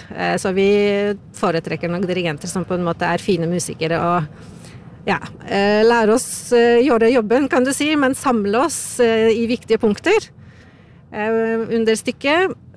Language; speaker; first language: Norwegian; non-native, fluent; Polish